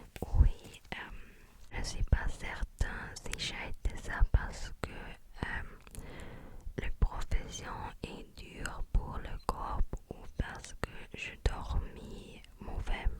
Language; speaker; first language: French; non-native, learner; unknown